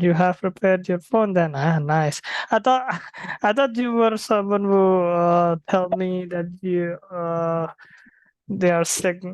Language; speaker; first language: English; non-native, fluent; Indonesian